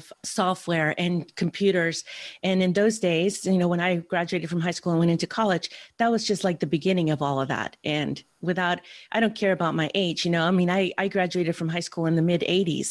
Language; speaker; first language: English; early bilingual, other home language; Spanish